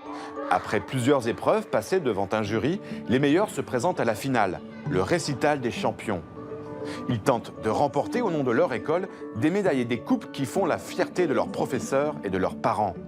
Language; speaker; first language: French; native; French